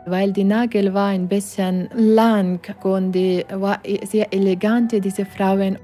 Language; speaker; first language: German; non-native, learner; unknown